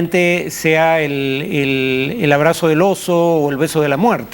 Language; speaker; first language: Spanish; native; Spanish